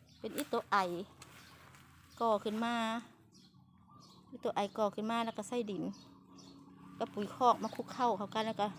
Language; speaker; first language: Thai; non-native, local second language; Lao